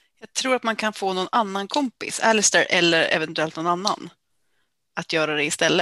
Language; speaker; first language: Swedish; native; Swedish